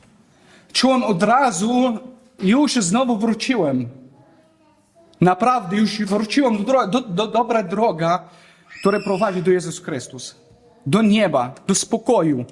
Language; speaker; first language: Polish; non-native, learner; Arabic